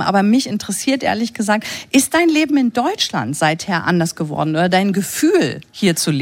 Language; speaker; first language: German; native; German